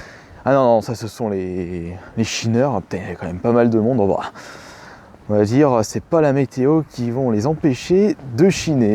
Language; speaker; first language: French; native; French